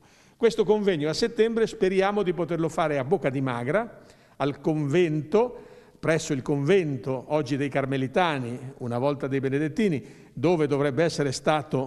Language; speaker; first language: Italian; native; Italian